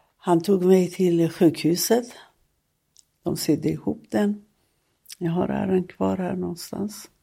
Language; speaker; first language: Swedish; non-native, fluent; Persian